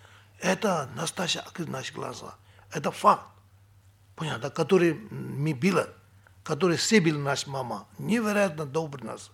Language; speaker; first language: Russian; non-native, learner; Tibetan